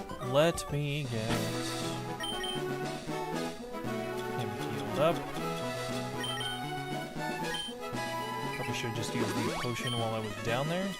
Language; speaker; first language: English; native; English